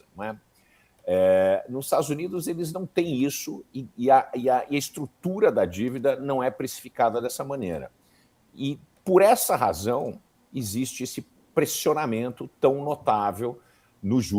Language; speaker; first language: Portuguese; native; Portuguese